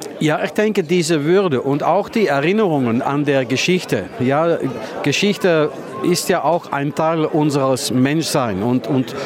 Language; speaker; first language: German; non-native, fluent; Dutch